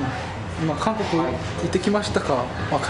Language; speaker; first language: Japanese; non-native, learner; Korean